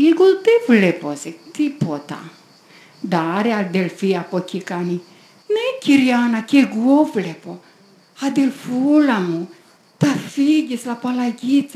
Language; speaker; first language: Greek; non-native, learner; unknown